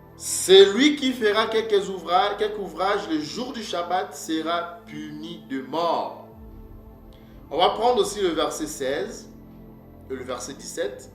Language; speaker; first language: French; non-native, local second language; Kongo